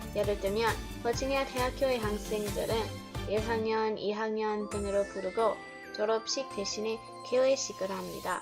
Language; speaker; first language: Korean; non-native, learner; English